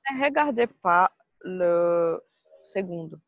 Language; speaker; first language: French; non-native, learner; Portuguese